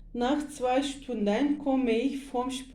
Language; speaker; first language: German; non-native, learner; Turkish